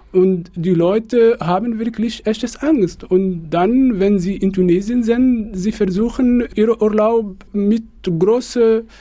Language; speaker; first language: German; non-native, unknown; Arabic